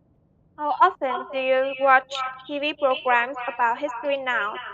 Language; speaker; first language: English; non-native, learner; Vietnamese